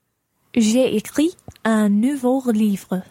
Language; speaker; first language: French; non-native, learner; English